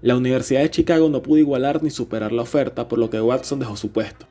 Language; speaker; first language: Spanish; native; Spanish